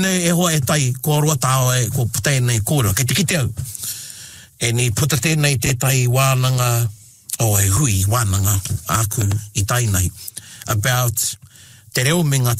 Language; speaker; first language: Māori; non-native, local second language; English